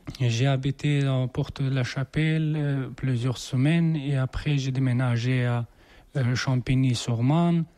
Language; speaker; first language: French; non-native, learner; Persian